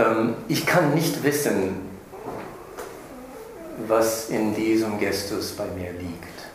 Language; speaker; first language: German; non-native, fluent; English